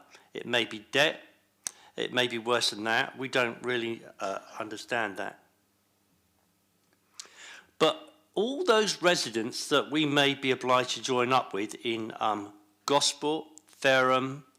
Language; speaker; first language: English; native; English